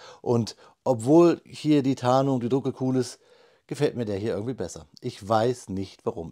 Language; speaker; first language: German; native; German